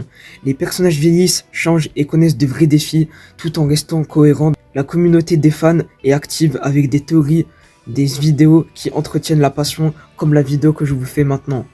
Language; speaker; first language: French; native; French